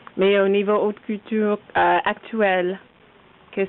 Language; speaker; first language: French; non-native, learner; English